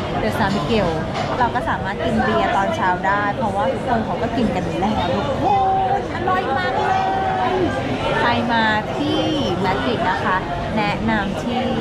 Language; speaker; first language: Thai; native; Thai